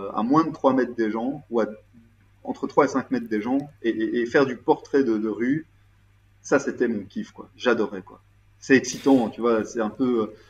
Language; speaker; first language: French; native; French